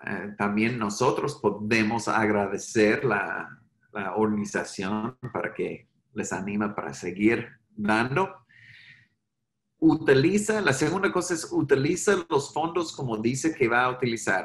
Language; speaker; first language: Spanish; non-native, fluent; English